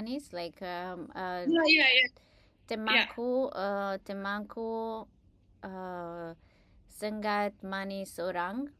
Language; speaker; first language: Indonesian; non-native, learner; English